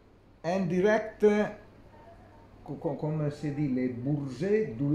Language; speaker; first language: French; non-native, fluent; Italian